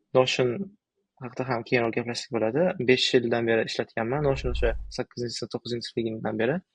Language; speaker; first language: Uzbek; early bilingual, other home language; Tajik